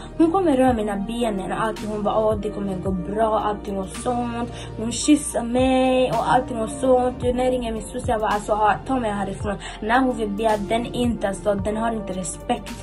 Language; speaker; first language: Swedish; early bilingual, other home language; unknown